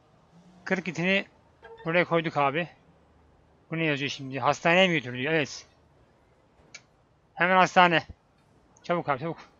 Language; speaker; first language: Turkish; native; Turkish